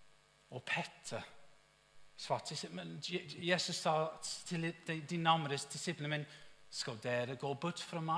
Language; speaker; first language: Norwegian; non-native, fluent; English